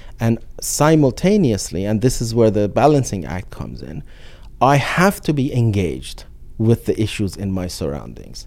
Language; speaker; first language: English; non-native, fluent; Persian